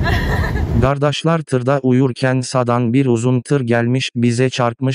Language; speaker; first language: Turkish; non-native, fluent; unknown